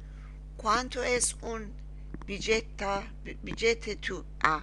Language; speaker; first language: Spanish; non-native, learner; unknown